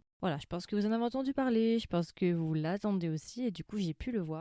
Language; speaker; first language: French; native; French